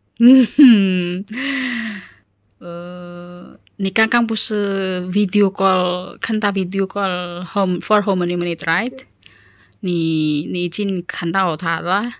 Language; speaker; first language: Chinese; non-native, fluent; Indonesian